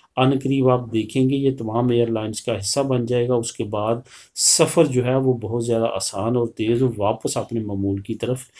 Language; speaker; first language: Urdu; native; Urdu